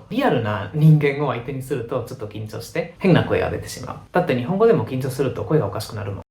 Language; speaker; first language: Japanese; non-native, fluent; Spanish